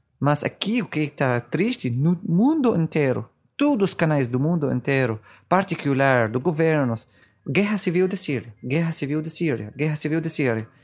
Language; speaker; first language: Portuguese; non-native, fluent; Arabic